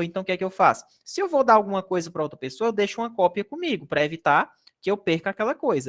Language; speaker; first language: Portuguese; native; Portuguese